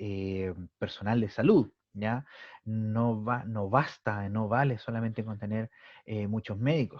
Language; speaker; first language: Spanish; native; Spanish